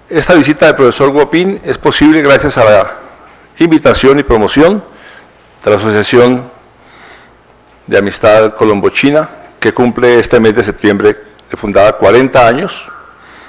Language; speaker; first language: Spanish; native; Spanish